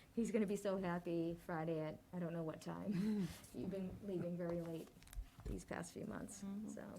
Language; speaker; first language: English; native; English